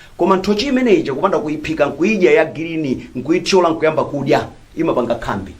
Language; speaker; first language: Nyanja; native; Nyanja